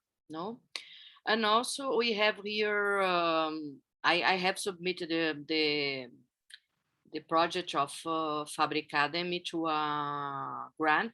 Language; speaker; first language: English; non-native, fluent; Portuguese